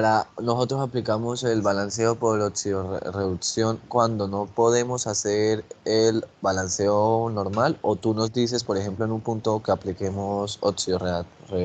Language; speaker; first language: Spanish; native; Spanish